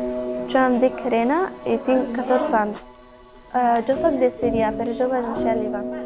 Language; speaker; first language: Catalan; non-native, learner; Arabic